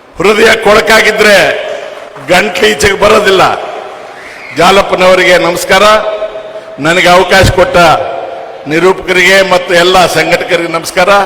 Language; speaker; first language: Kannada; native; Kannada